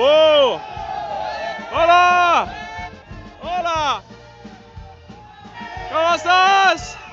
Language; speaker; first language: Spanish; non-native, learner; English